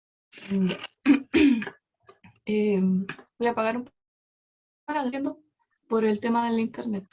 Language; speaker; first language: Spanish; native; Spanish